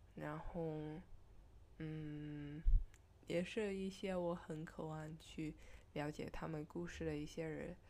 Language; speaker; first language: Chinese; non-native, local second language; Cantonese